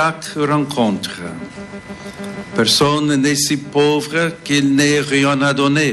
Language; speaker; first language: French; non-native, fluent; English